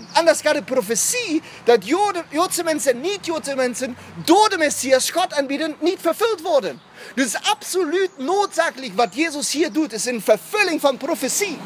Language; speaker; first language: Dutch; non-native, fluent; German